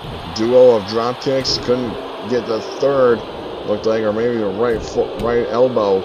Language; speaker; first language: English; native; English